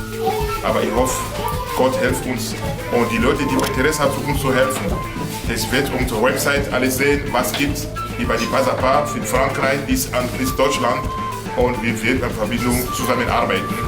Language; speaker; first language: German; non-native, learner; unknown